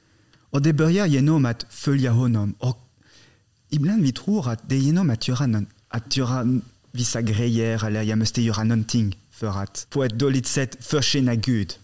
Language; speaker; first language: Swedish; non-native, fluent; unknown